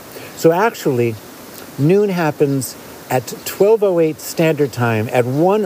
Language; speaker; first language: English; native; English